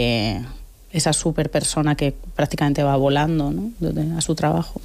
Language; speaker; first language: Spanish; native; Spanish